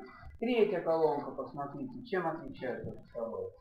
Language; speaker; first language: Russian; native; Russian